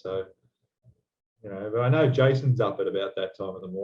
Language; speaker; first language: English; native; English